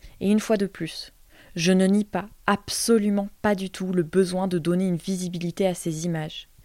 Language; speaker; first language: French; native; French